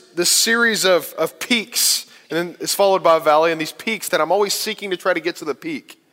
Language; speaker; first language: English; native; English